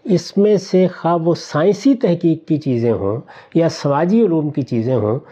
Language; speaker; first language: Urdu; non-native, local second language; Punjabi